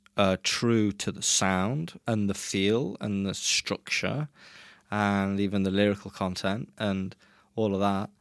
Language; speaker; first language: English; native; English